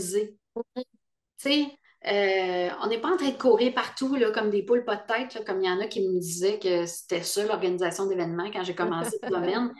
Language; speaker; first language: French; native; French